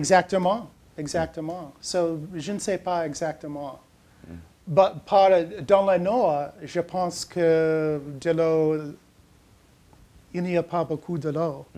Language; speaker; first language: French; non-native, learner; English